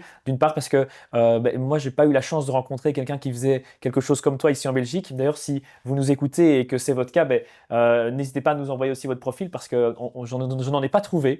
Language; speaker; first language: French; native; French